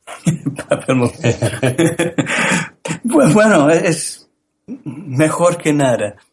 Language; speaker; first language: Spanish; non-native, learner; English